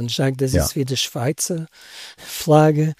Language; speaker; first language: German; non-native, learner; Portuguese